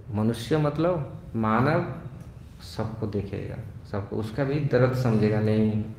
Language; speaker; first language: Hindi; non-native, local second language; Odia